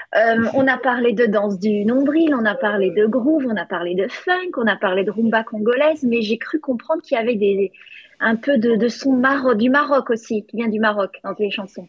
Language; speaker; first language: French; native; French